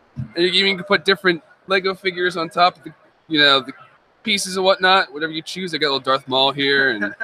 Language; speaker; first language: English; native; English